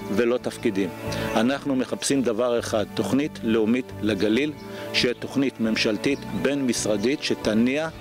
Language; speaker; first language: Hebrew; native; Hebrew